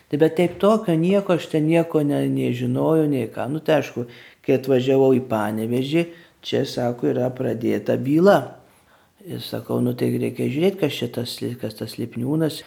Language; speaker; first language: Lithuanian; native; Lithuanian